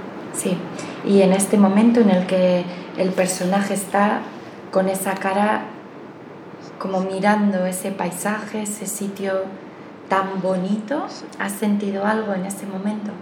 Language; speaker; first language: Spanish; native; Spanish